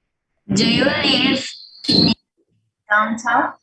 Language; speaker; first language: English; non-native, learner; Spanish